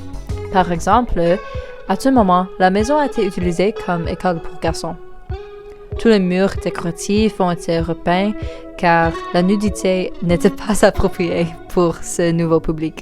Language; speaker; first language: French; non-native, learner; English